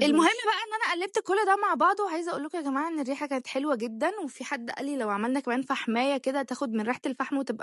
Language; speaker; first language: Arabic; native; Arabic